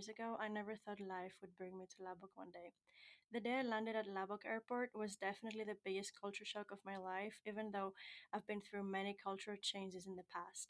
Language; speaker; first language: English; non-native, fluent; Greek